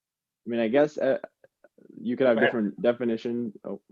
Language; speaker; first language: English; native; English